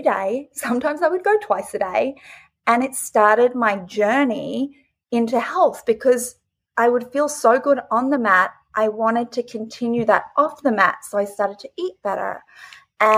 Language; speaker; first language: English; native; English